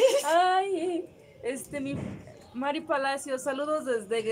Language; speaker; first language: Spanish; native; Spanish